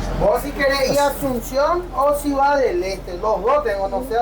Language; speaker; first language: Spanish; native; Spanish